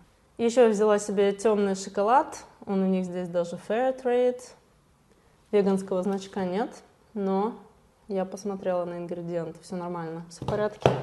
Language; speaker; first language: Russian; native; Russian